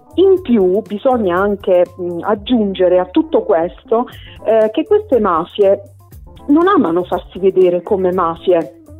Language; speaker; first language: Italian; native; Italian